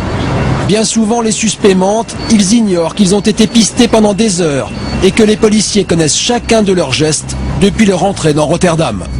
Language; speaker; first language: French; native; French